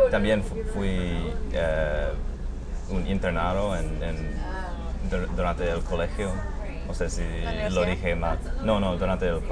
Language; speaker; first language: Spanish; non-native, fluent; English